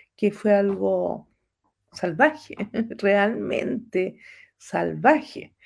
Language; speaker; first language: Spanish; native; Spanish